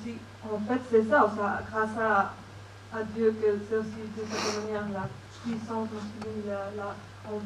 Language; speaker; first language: French; non-native, fluent; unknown